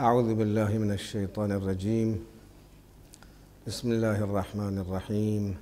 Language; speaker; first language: Arabic; native; Arabic